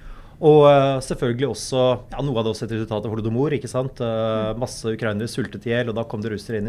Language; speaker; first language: Norwegian; native; Norwegian